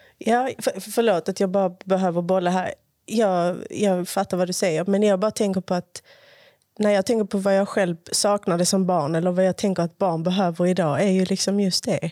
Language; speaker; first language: Swedish; early bilingual, other home language; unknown